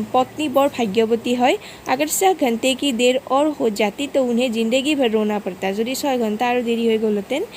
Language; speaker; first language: Hindi; non-native, local second language; Assamese